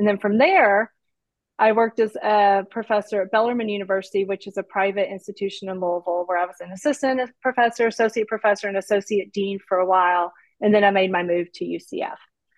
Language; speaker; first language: English; native; English